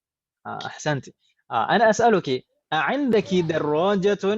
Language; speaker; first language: Arabic; non-native, fluent; Indonesian